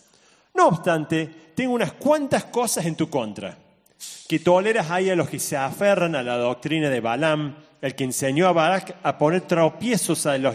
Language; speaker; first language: Spanish; native; Spanish